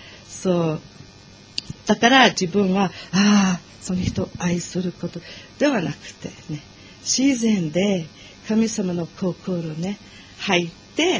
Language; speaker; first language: Japanese; non-native, learner; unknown